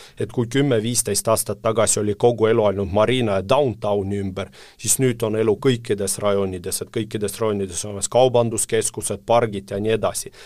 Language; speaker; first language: Estonian; non-native, local second language; Russian